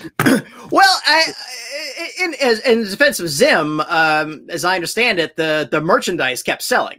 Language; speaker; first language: English; native; English